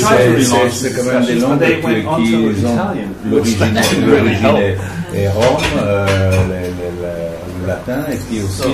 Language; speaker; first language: French; non-native, fluent; Italian